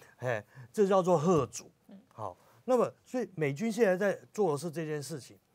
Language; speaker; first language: Chinese; native; Chinese